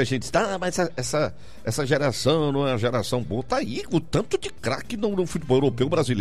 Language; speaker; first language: Portuguese; native; Portuguese